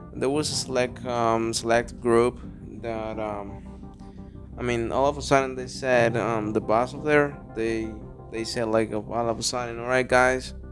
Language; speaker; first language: English; non-native, fluent; Spanish